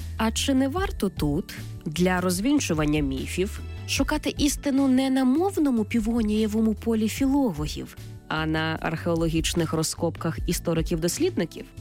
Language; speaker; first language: Ukrainian; native; Ukrainian